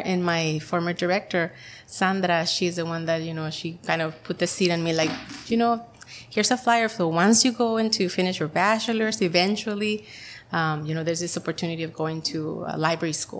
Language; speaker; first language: English; non-native, fluent; Spanish